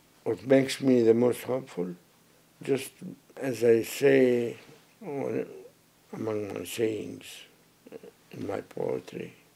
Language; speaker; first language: English; non-native, fluent; Arabic